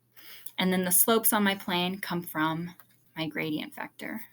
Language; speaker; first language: English; native; English